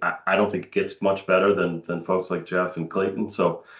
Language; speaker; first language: English; native; English